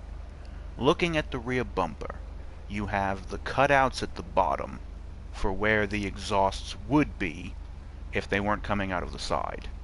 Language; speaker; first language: English; native; English